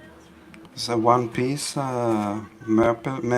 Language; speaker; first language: English; non-native, learner; Italian